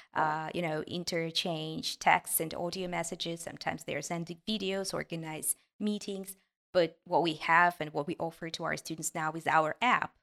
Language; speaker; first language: English; non-native, fluent; Ukrainian